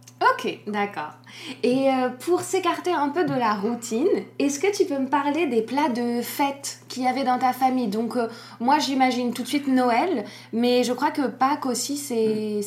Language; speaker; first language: French; native; French